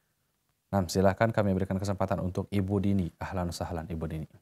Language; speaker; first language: Indonesian; native; Indonesian